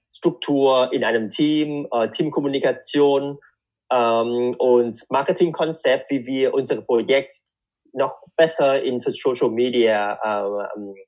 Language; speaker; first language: German; non-native, fluent; Vietnamese